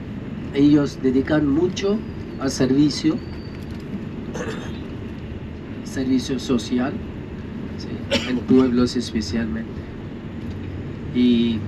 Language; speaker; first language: Spanish; non-native, fluent; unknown